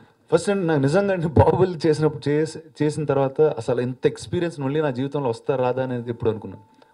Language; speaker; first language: Telugu; native; Telugu